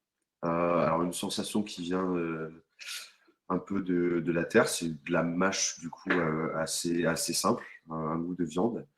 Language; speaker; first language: French; native; French